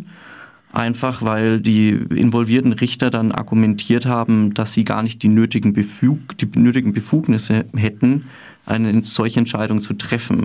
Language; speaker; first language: German; native; German